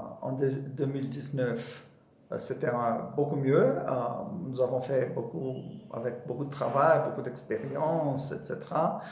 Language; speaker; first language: French; non-native, fluent; Portuguese